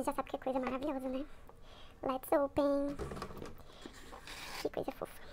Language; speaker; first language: Portuguese; native; Portuguese